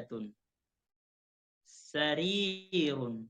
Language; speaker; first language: Arabic; non-native, fluent; Indonesian